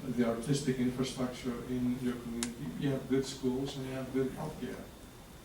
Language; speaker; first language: English; non-native, fluent; Greek